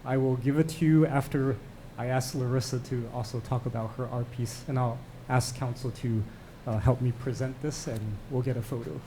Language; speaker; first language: English; non-native, local second language; Cantonese